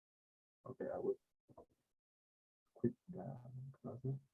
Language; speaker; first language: English; non-native, learner; Spanish